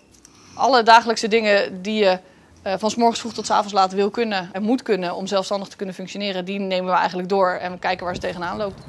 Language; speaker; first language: Dutch; native; Dutch